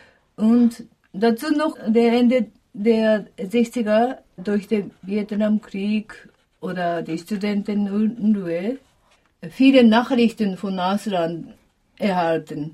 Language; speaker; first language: German; non-native, fluent; Japanese